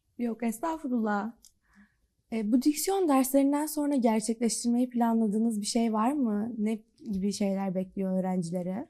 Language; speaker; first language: Turkish; native; Turkish